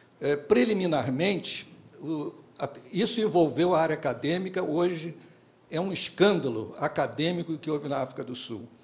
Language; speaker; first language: Portuguese; native; Portuguese